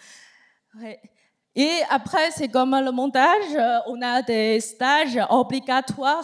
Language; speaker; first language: French; non-native, learner; Chinese